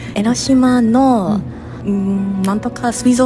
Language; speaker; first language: Japanese; non-native, learner; English